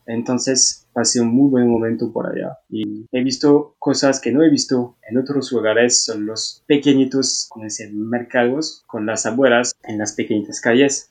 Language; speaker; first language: Spanish; non-native, learner; French